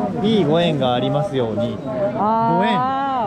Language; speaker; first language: Japanese; native; Japanese